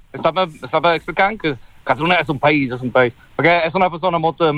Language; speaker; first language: Catalan; non-native, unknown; English